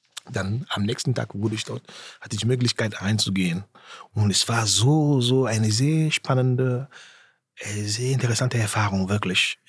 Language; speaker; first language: German; non-native, fluent; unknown